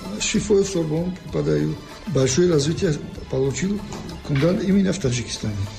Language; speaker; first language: Russian; non-native, local second language; Tajik